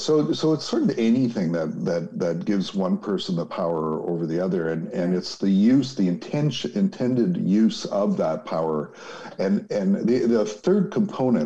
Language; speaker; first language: English; native; English